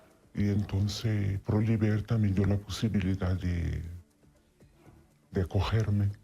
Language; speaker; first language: Spanish; non-native, fluent; Italian